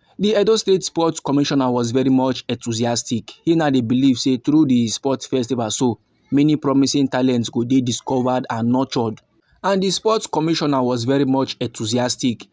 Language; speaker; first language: Nigerian Pidgin; native; Nigerian Pidgin